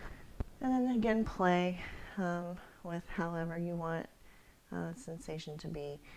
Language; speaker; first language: English; native; English